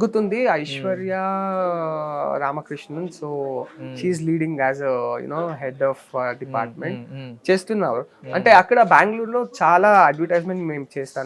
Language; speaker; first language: Telugu; non-native, learner; Kannada